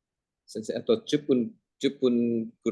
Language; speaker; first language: Japanese; non-native, fluent; Thai